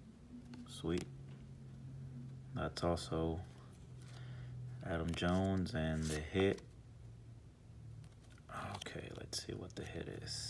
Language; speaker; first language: English; native; English